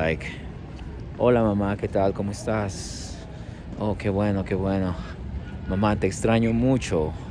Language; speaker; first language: Spanish; early bilingual, heritage; Spanish